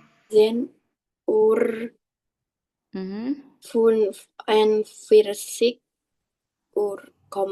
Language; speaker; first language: German; non-native, learner; Indonesian